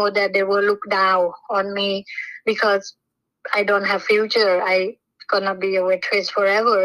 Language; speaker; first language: English; non-native, learner; Thai